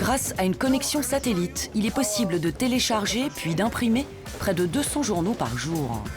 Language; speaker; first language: French; native; French